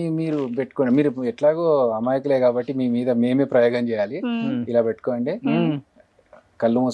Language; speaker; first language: Telugu; native; Telugu